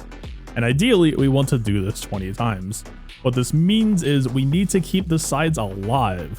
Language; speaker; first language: English; native; English